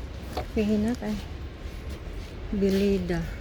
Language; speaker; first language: Arabic; non-native, learner; Filipino